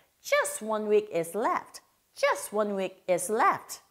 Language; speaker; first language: English; non-native, fluent; Korean